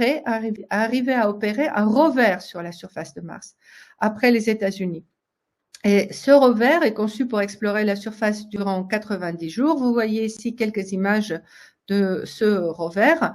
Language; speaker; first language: French; native; French